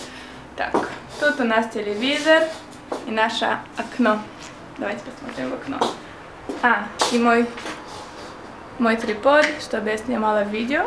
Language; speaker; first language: Russian; early bilingual, heritage; Russian